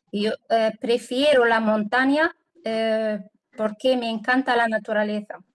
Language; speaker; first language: Spanish; non-native, learner; Arabic